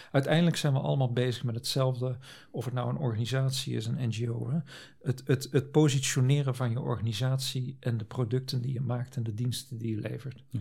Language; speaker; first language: Dutch; native; Dutch